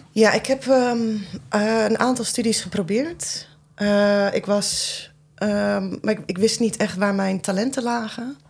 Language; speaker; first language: Dutch; early bilingual, other home language; Persian